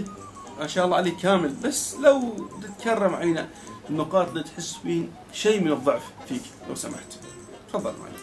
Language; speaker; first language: Arabic; native; Arabic